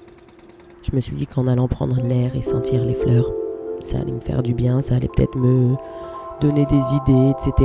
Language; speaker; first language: French; native; French